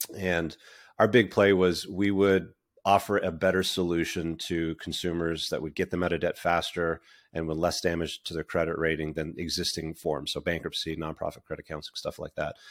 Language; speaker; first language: English; native; English